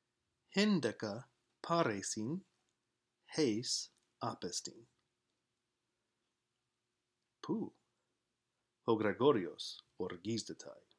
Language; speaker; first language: Greek; non-native, fluent; English